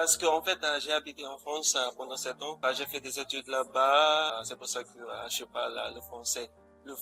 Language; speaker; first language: French; non-native, fluent; Filipino